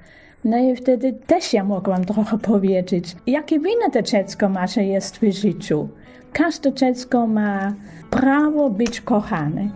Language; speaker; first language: Polish; non-native, fluent; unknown